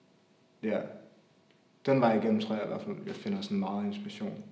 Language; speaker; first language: Danish; native; Danish